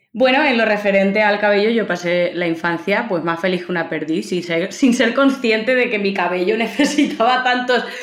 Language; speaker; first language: Spanish; native; Spanish